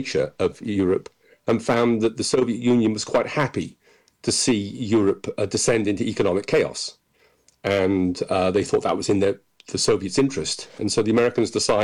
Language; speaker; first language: English; native; English